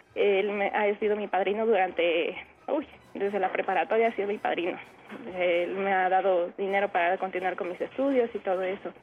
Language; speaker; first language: Spanish; native; Spanish